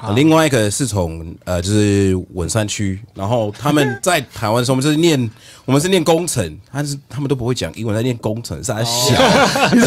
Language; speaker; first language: Chinese; non-native, fluent; English